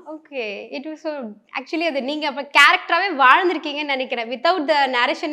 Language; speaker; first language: Tamil; native; Tamil